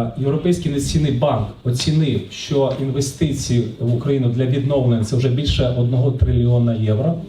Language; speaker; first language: Ukrainian; non-native, local second language; Russian